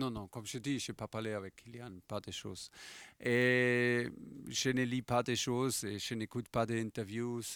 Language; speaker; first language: French; non-native, fluent; German